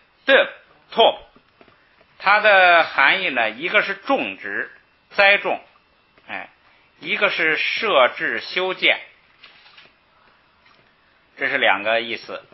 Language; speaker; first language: Chinese; native; Chinese